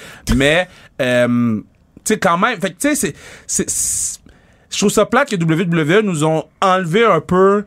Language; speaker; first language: French; native; French